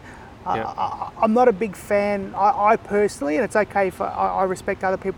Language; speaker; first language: English; native; English